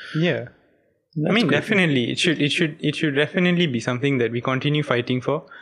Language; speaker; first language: English; non-native, local second language; Tamil